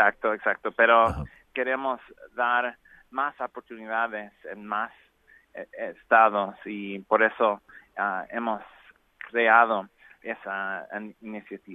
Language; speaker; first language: Spanish; non-native, learner; English